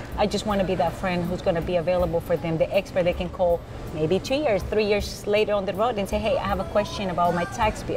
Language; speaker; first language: English; non-native, fluent; Spanish